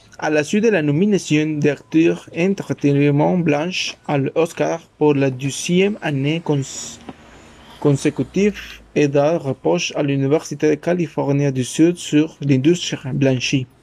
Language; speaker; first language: French; non-native, learner; Spanish